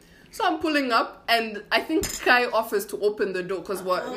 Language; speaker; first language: English; non-native, local second language; Kinyarwanda